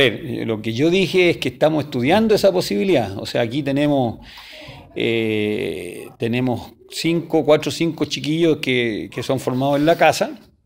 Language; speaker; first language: Spanish; native; Spanish